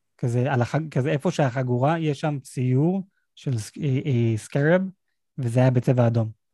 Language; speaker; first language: Hebrew; native; Hebrew